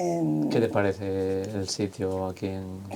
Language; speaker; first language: Spanish; non-native, fluent; Croatian